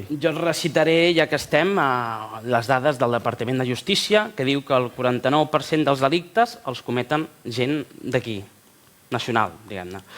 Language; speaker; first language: Catalan; early bilingual, other home language; Spanish